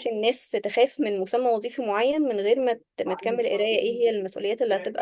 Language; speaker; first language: Arabic; native; Arabic